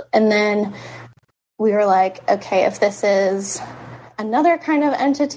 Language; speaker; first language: English; native; English